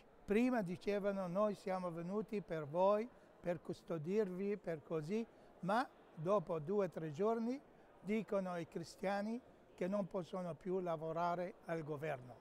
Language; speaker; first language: Italian; non-native, fluent; Arabic